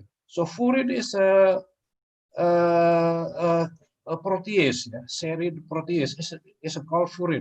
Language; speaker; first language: English; non-native, fluent; Indonesian